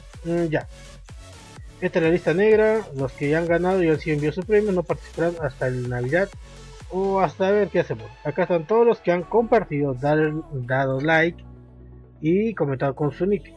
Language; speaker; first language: Spanish; native; Spanish